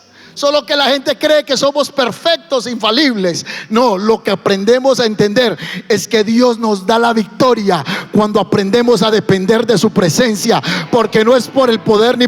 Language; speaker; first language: Spanish; native; Spanish